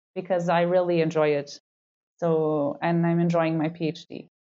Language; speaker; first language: English; non-native, fluent; Portuguese